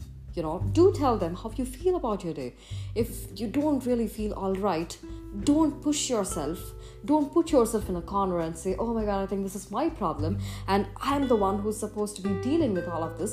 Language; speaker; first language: English; non-native, local second language; Tamil